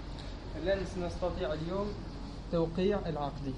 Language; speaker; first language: Arabic; non-native, learner; French